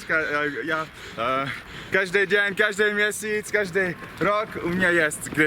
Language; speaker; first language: Russian; non-native, learner; Chinese